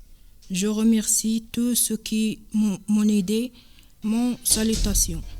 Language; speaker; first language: French; non-native, learner; Arabic